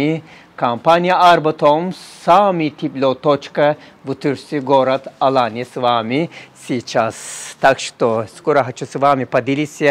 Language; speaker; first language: Russian; non-native, learner; Turkish